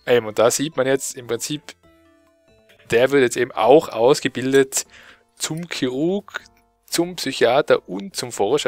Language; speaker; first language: German; native; German